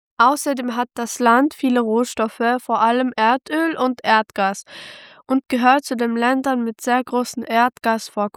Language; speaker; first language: German; early bilingual, other home language; Pashto